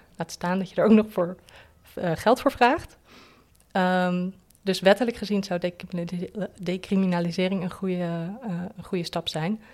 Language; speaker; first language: Dutch; native; Dutch